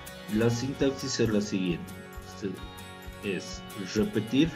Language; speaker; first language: Spanish; native; Spanish